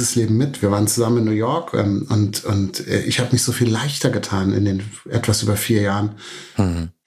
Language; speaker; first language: German; native; German